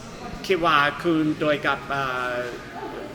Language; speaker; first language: Thai; non-native, learner; English